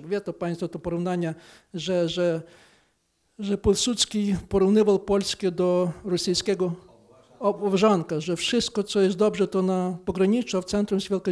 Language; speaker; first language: Polish; non-native, fluent; Ukrainian